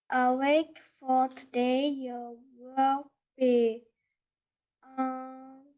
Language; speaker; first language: English; non-native, learner; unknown